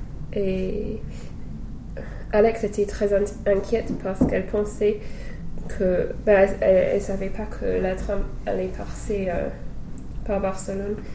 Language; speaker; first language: French; non-native, fluent; English